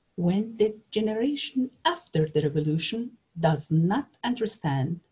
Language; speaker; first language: English; non-native, learner; Persian